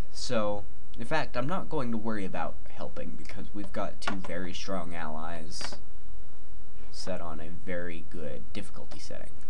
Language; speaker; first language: English; native; English